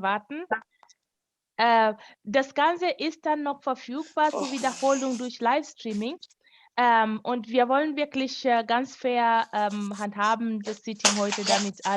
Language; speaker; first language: German; native; German